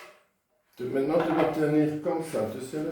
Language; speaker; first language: French; non-native, fluent; Dutch